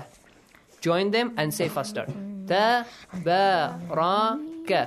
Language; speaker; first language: English; non-native, fluent; Persian